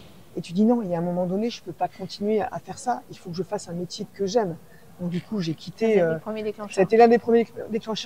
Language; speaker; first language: French; native; French